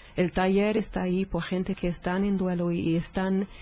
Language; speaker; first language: Spanish; non-native, fluent; English